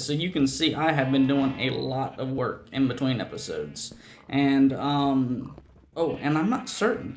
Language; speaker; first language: English; native; English